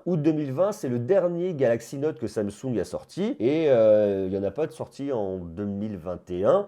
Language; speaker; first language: French; native; French